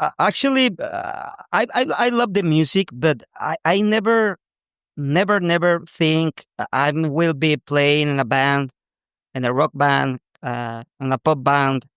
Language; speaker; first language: English; non-native, local second language; Spanish